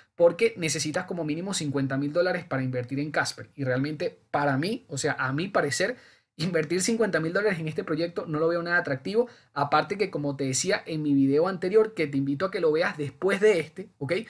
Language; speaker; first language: Spanish; native; Spanish